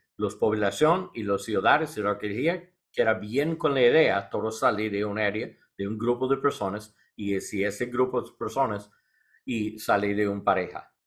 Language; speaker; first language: Spanish; non-native, learner; English